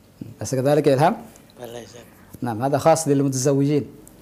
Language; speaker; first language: Arabic; non-native, fluent; Indonesian